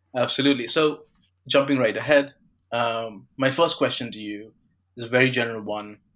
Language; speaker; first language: English; non-native, local second language; Bangla